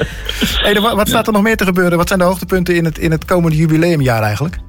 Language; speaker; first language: Dutch; native; Dutch